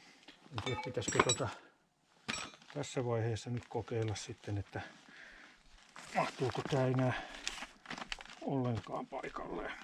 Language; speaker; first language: Finnish; native; Finnish